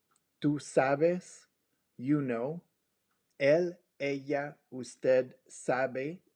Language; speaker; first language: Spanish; non-native, fluent; English